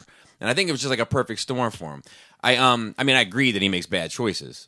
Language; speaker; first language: English; native; English